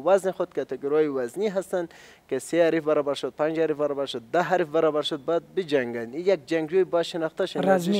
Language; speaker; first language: Persian; native; Persian